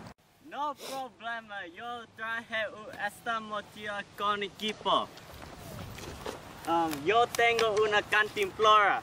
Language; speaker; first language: Spanish; non-native, learner; English